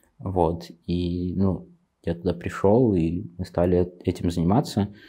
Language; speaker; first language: Russian; native; Russian